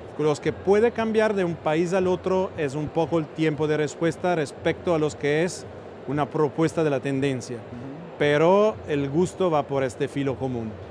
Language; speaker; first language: Spanish; non-native, fluent; Italian